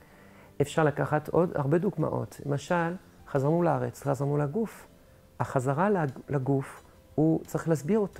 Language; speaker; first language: Hebrew; non-native, fluent; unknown